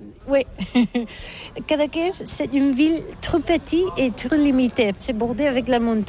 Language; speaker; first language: French; non-native, learner; Catalan